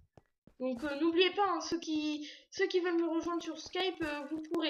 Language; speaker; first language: French; native; French